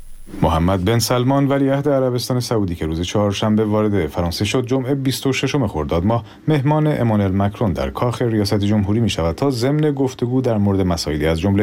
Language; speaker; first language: Persian; native; Persian